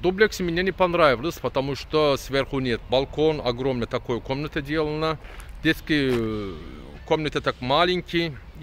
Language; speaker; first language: Russian; non-native, learner; Turkish